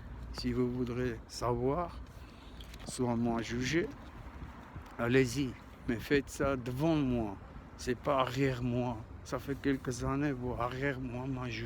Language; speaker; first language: French; non-native, learner; Armenian